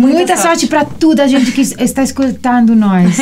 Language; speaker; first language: Portuguese; non-native, learner; Italian